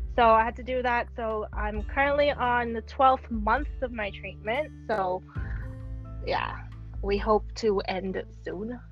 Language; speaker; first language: English; non-native, local second language; Cantonese